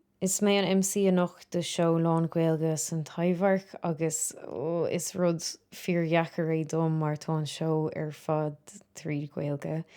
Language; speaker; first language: Irish; non-native, local second language; English